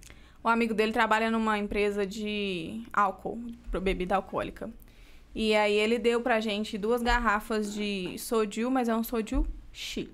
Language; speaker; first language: Portuguese; native; Portuguese